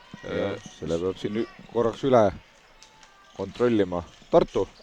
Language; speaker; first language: Estonian; native; Estonian